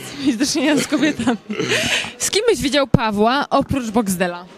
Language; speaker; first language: Polish; native; Polish